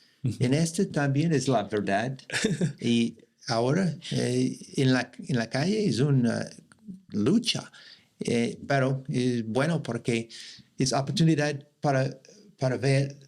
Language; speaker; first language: Spanish; non-native, learner; English